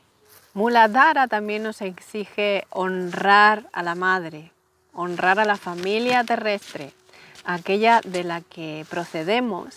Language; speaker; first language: Spanish; native; Spanish